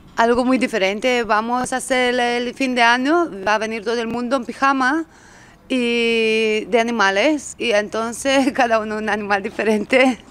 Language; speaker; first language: Spanish; early bilingual, other home language; Romanian